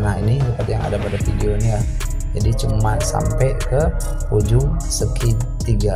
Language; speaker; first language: Indonesian; native; Indonesian